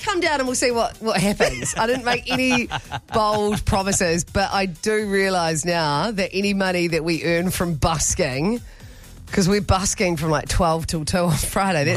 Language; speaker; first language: English; native; English